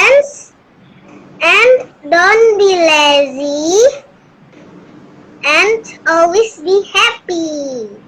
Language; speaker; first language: English; non-native, learner; Indonesian